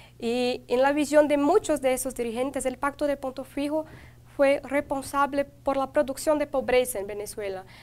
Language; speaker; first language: Spanish; non-native, fluent; Portuguese